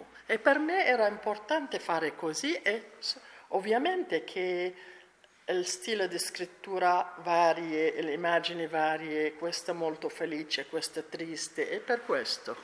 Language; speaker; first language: Italian; non-native, learner; Arabic